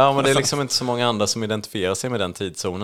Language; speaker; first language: Swedish; native; Swedish